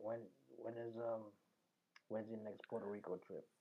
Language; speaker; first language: English; early bilingual, other home language; Spanish